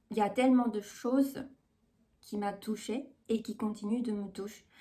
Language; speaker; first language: French; non-native, fluent; Chinese